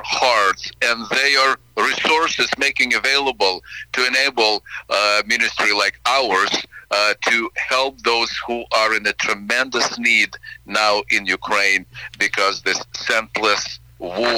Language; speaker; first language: English; non-native, fluent; Ukrainian